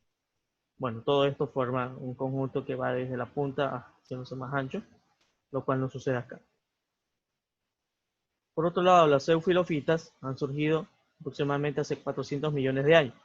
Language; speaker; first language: Spanish; native; Spanish